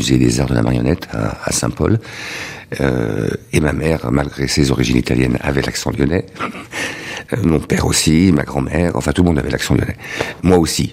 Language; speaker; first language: French; native; French